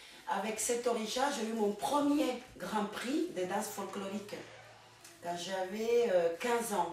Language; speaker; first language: French; non-native, fluent; Spanish